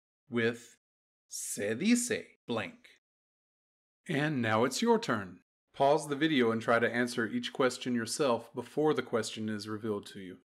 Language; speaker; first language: English; native; English